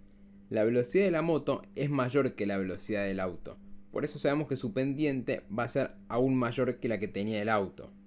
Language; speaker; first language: Spanish; native; Spanish